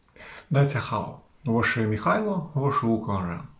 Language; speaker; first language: Chinese; non-native, fluent; Ukrainian